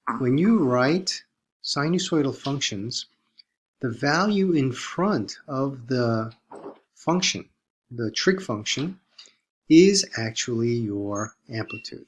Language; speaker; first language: English; native; English